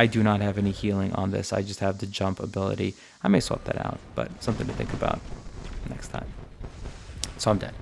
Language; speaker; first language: English; native; English